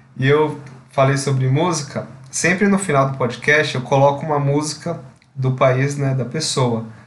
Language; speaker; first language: Portuguese; native; Portuguese